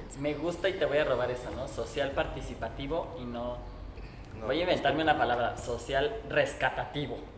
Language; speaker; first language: Spanish; native; Spanish